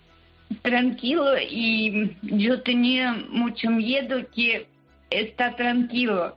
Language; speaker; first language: Spanish; non-native, learner; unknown